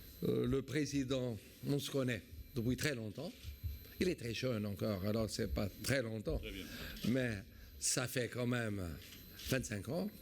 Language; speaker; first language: French; non-native, fluent; Portuguese